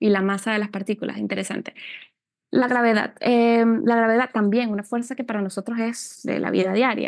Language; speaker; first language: Spanish; native; Spanish